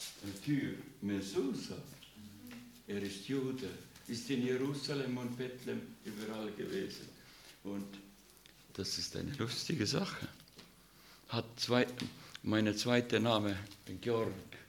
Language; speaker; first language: German; non-native, fluent; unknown